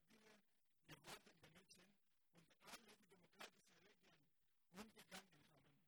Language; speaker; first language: German; non-native, learner; Greek